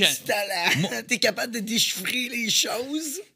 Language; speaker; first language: French; native; French